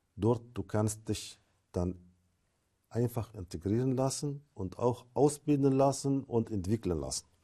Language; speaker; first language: German; non-native, learner; Arabic